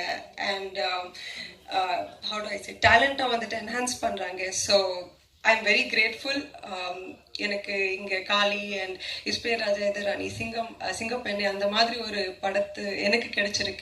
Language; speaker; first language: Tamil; non-native, fluent; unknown